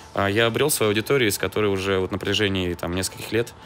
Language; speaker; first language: Russian; native; Russian